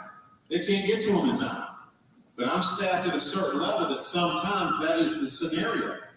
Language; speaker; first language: English; native; English